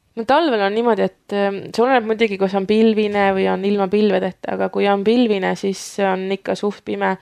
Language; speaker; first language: Estonian; native; Estonian